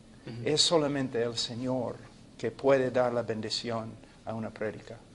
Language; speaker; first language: Spanish; non-native, fluent; English